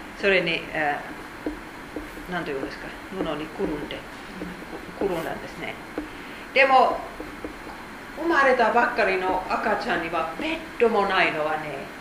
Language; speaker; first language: Japanese; non-native, fluent; Finnish